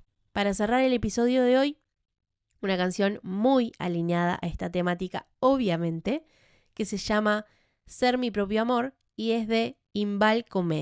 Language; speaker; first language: Spanish; native; Spanish